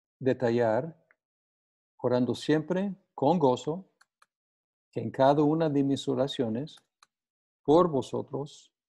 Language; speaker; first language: Spanish; non-native, fluent; English